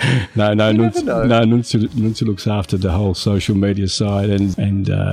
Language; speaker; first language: English; native; English